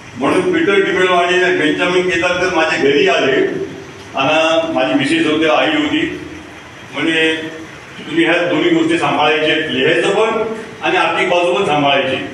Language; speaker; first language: Marathi; native; Marathi